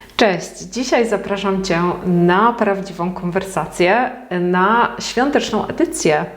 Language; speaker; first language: Polish; native; Polish